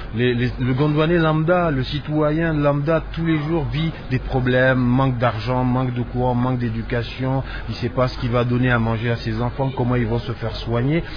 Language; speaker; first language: French; non-native, local second language; Hausa